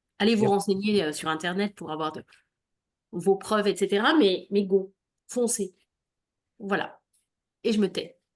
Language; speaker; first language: French; native; French